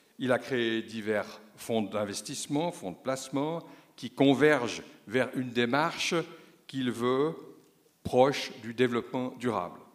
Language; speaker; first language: French; native; French